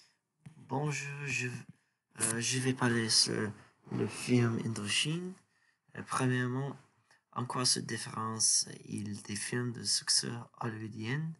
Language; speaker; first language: French; non-native, learner; English